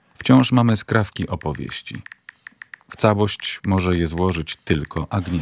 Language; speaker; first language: Polish; native; Polish